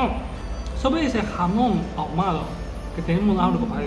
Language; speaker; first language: Spanish; non-native, learner; Chinese